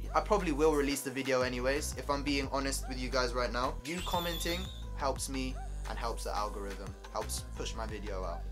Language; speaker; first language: English; native; English